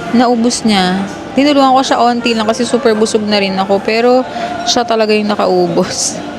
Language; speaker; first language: Filipino; non-native, local second language; Waray